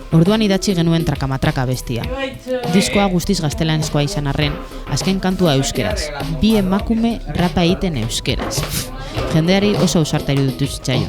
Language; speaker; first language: Basque; non-native, local second language; Spanish